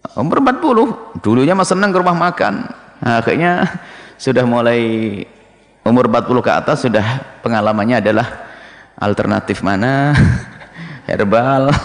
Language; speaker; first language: Indonesian; non-native, local second language; Javanese